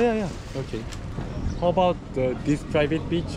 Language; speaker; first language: English; non-native, learner; Korean